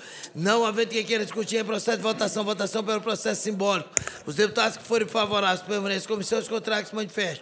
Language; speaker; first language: Portuguese; native; Portuguese